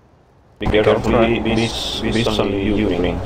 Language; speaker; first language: English; non-native, learner; Spanish